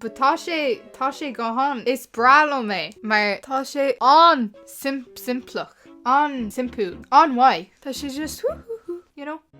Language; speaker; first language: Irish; non-native, local second language; English